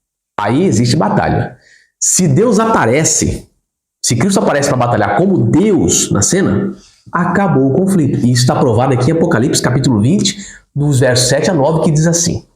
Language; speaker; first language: Portuguese; native; Portuguese